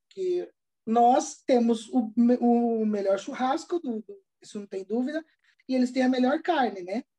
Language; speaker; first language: Portuguese; native; Portuguese